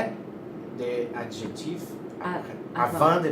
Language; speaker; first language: French; non-native, learner; Portuguese